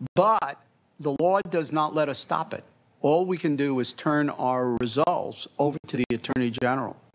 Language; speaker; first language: English; native; English